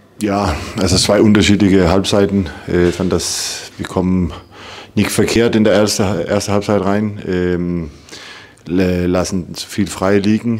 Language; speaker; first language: German; non-native, fluent; Danish